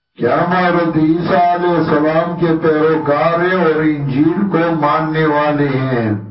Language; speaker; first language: Urdu; non-native, local second language; Pashto